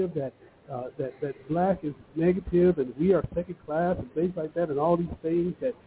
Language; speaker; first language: English; early bilingual, other home language; Yoruba